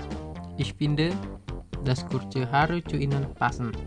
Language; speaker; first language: German; non-native, fluent; Indonesian